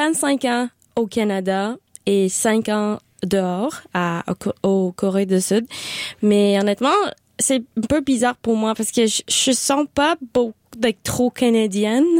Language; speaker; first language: French; non-native, local second language; Spanish